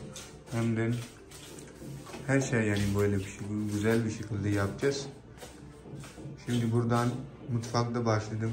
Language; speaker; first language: Turkish; non-native, learner; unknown